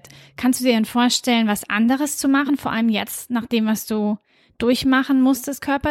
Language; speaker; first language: German; native; German